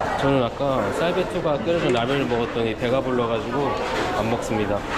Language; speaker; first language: Korean; native; Korean